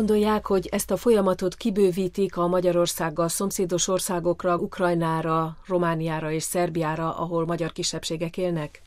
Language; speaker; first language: Hungarian; native; Hungarian